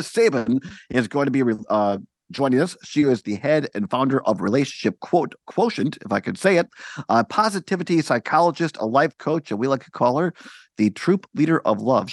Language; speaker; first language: English; native; English